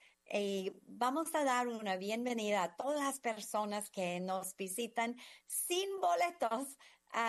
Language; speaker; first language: Spanish; non-native, fluent; English